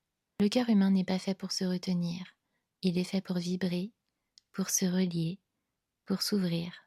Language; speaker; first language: French; native; French